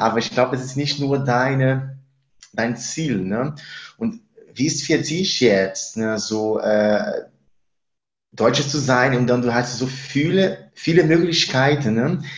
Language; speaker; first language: German; non-native, fluent; Spanish